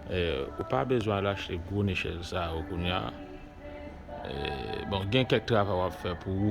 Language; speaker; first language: French; non-native, learner; Haitian Creole